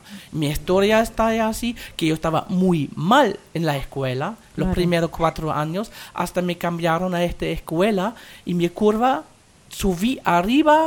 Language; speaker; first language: Spanish; non-native, fluent; German